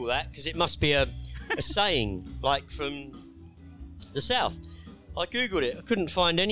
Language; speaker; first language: English; native; English